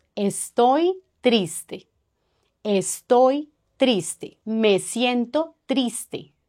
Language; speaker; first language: Spanish; non-native, fluent; French